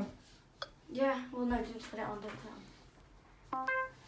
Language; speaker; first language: English; native; English